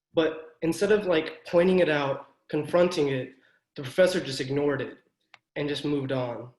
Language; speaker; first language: English; native; English